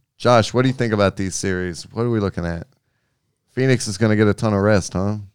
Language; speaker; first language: English; native; English